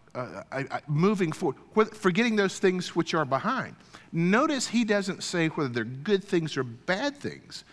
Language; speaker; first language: English; native; English